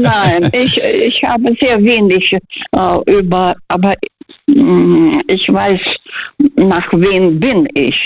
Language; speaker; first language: German; non-native, fluent; Russian